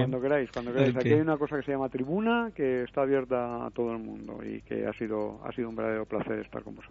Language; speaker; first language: Spanish; native; Spanish